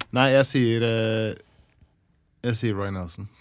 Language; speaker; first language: Norwegian; non-native, fluent; English